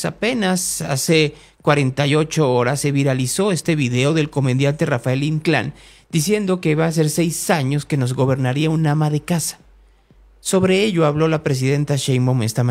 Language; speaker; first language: Spanish; native; Spanish